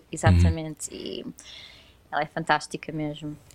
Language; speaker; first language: Portuguese; native; Portuguese